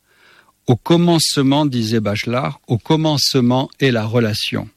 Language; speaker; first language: French; native; French